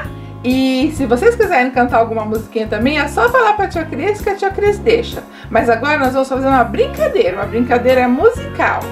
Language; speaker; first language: Portuguese; native; Portuguese